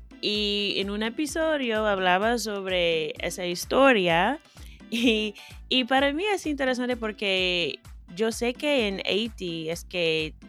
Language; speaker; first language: Spanish; non-native, fluent; English